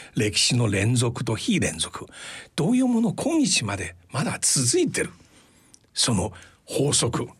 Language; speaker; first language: Japanese; non-native, fluent; Chinese